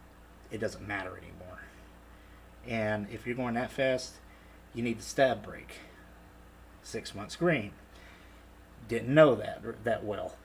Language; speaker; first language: English; native; English